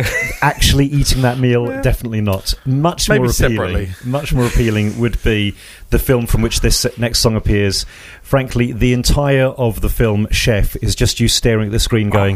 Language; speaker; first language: English; native; English